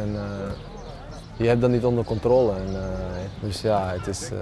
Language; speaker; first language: Dutch; early bilingual, other home language; Bosnian